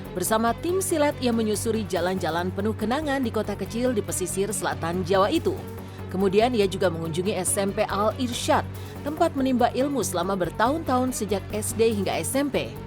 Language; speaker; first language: Indonesian; native; Indonesian